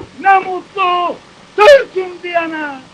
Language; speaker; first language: Turkish; native; Turkish